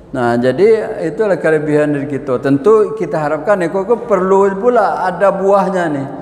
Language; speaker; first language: Malay; non-native, local second language; Minangkabau